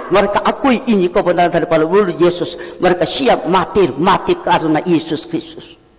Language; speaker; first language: Indonesian; non-native, fluent; Korean